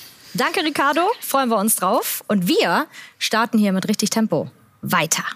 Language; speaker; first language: German; native; German